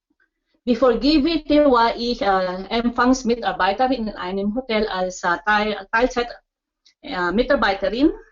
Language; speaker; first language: German; non-native, learner; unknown